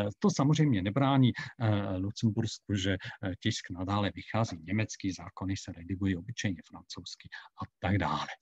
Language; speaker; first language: Czech; non-native, fluent; German